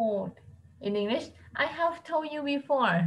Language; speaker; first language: English; non-native, fluent; Vietnamese